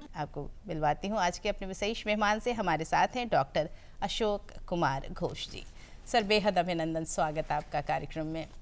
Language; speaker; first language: Hindi; native; Hindi